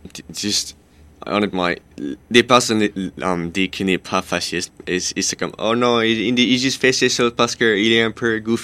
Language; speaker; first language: French; non-native, local second language; English